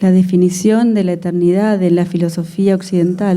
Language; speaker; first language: Spanish; native; Spanish